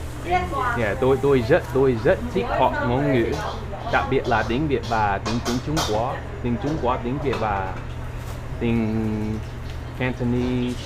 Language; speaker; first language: Vietnamese; non-native, learner; English